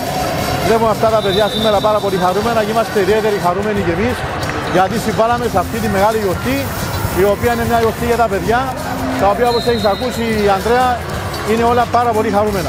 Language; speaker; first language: Greek; native; Greek